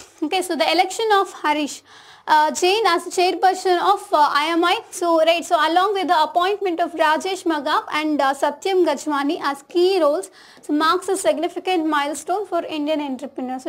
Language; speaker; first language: English; non-native, local second language; Telugu